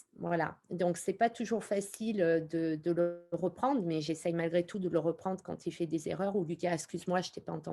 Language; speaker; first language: French; native; French